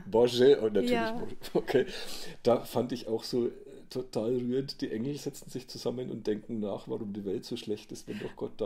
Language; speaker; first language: German; native; German